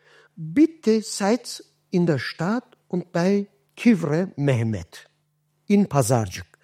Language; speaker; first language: German; non-native, fluent; Kurdish